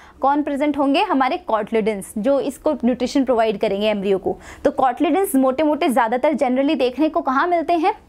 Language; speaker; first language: Hindi; native; Hindi